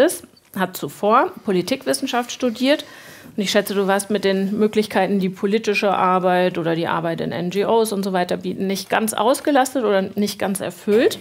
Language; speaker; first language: German; native; German